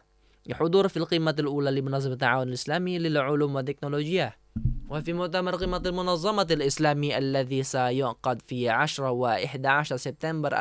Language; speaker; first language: Arabic; non-native, fluent; Indonesian